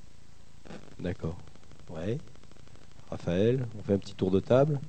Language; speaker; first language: French; native; French